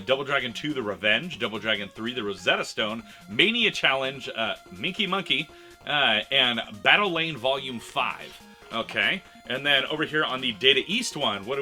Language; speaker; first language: English; native; English